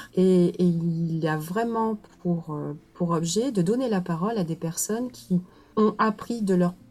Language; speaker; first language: French; native; French